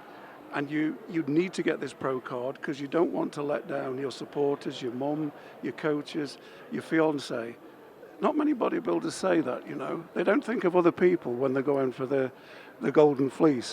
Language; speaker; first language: English; native; English